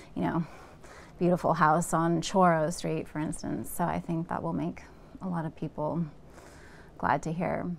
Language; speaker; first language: English; native; English